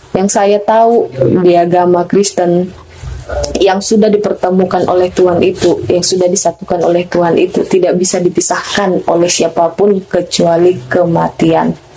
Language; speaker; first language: Indonesian; non-native, local second language; Batak Toba